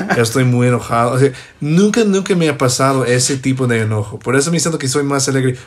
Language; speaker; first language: Spanish; non-native, fluent; English